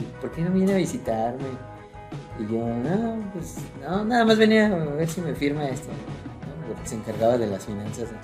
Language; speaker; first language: Spanish; native; Spanish